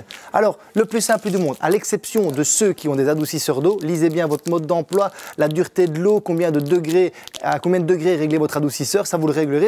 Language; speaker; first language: French; native; French